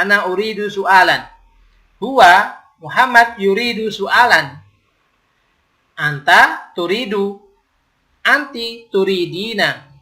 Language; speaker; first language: Arabic; non-native, fluent; Indonesian